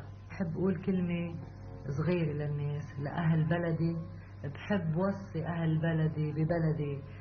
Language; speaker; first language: Arabic; native; Arabic